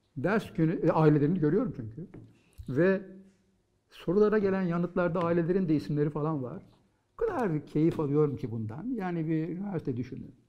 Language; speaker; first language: Turkish; native; Turkish